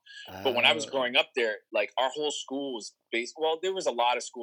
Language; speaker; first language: English; native; English